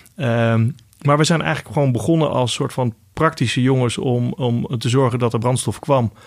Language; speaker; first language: Dutch; native; Dutch